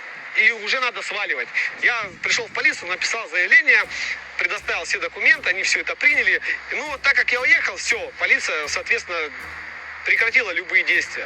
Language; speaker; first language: Russian; native; Russian